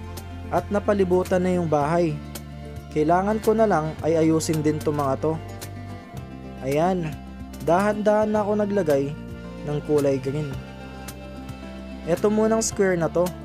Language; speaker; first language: Filipino; native; Filipino